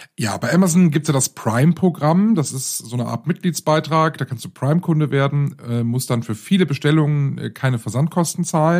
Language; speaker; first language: German; native; German